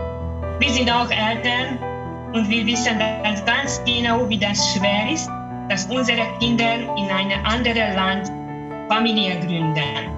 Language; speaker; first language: German; non-native, learner; Hungarian